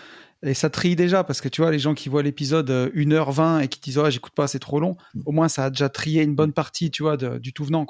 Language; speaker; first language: French; native; French